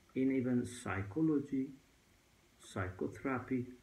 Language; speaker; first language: English; non-native, fluent; Persian